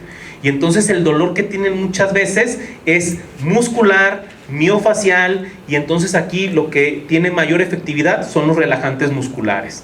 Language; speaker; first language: Spanish; native; Spanish